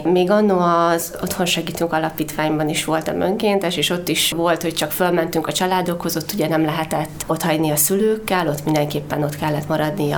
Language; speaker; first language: Hungarian; native; Hungarian